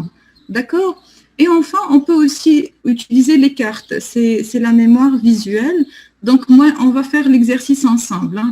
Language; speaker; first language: French; non-native, local second language; Arabic